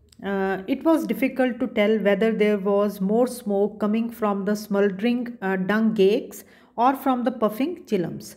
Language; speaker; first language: English; non-native, local second language; Punjabi